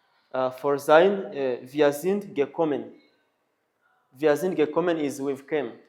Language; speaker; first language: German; non-native, learner; Kinyarwanda